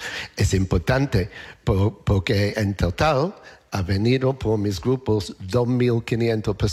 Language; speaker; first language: Spanish; non-native, learner; English